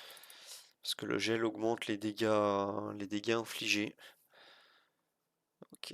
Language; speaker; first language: French; native; French